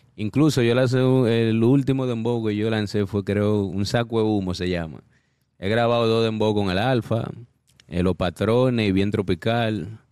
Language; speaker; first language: Spanish; native; Spanish